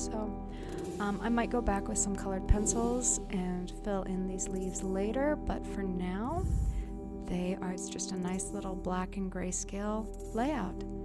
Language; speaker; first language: English; native; English